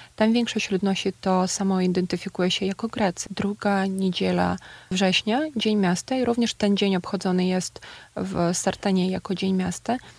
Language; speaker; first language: Polish; non-native, fluent; Ukrainian